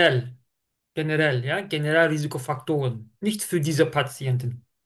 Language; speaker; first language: German; non-native, fluent; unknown